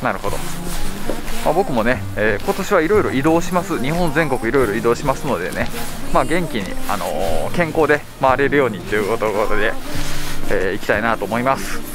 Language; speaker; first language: Japanese; native; Japanese